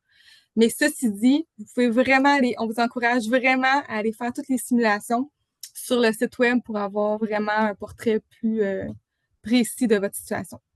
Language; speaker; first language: French; native; French